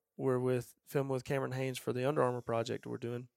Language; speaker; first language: English; native; English